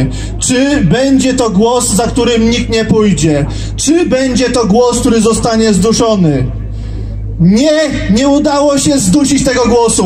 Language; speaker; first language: Polish; native; Polish